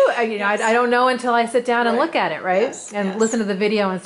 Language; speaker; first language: English; native; English